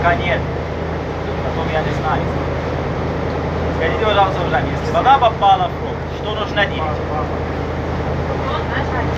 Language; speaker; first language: Russian; non-native, learner; Arabic